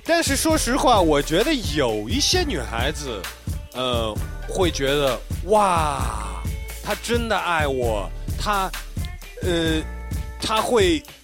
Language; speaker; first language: Chinese; early bilingual, heritage; Chinese